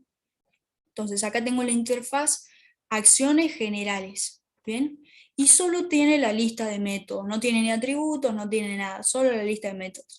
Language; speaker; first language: Spanish; native; Spanish